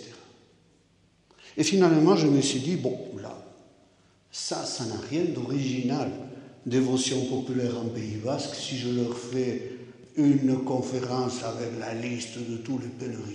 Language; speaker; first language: French; native; French